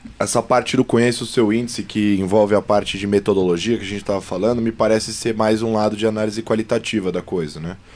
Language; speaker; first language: Portuguese; native; Portuguese